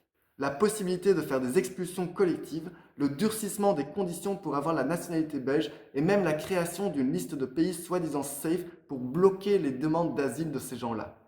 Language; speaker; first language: French; native; French